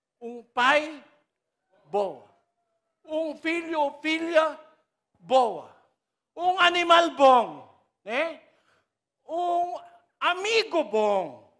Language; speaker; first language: Portuguese; non-native, learner; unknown